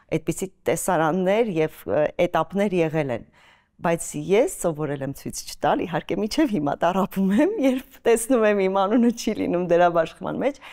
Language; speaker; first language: Armenian; native; Armenian